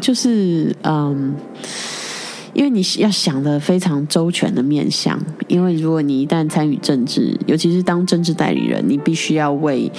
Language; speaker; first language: Chinese; native; Chinese